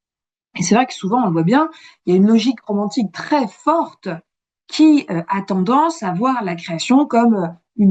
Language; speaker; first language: French; native; French